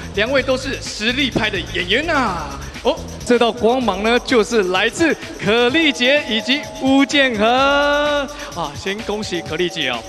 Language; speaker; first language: Chinese; native; Chinese